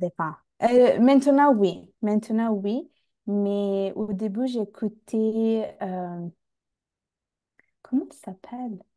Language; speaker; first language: French; non-native, fluent; Bangla